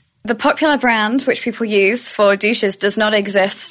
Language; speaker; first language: English; native; English